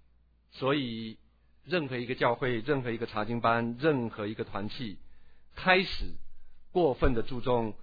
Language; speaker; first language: Chinese; native; Chinese